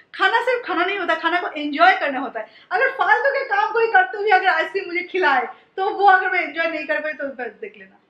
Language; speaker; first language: Hindi; non-native, local second language; Bangla